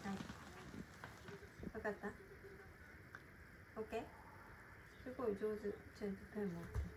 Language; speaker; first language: Japanese; native; Japanese